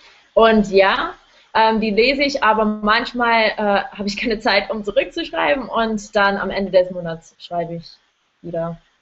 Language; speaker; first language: German; non-native, fluent; English